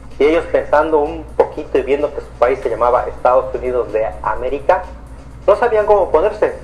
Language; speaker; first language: Spanish; native; Spanish